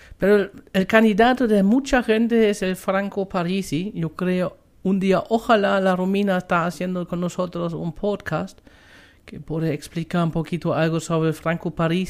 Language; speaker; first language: Spanish; non-native, fluent; German